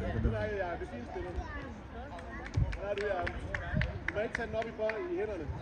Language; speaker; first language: Danish; native; Danish